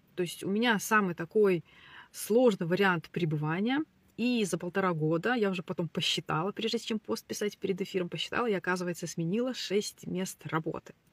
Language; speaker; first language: Russian; native; Russian